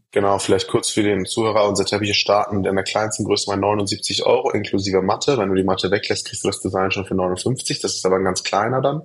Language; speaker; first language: German; early bilingual, other home language; Persian